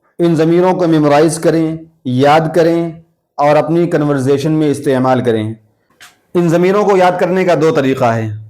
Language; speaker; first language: Urdu; native; Urdu